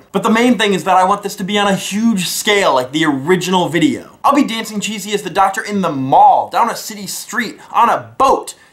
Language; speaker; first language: English; native; English